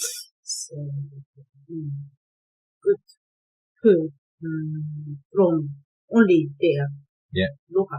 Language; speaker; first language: English; non-native, learner; Japanese